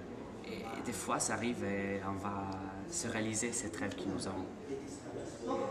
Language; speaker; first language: French; non-native, fluent; Italian